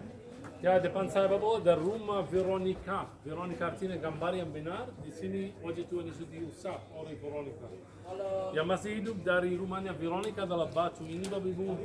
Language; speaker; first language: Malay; non-native, fluent; Arabic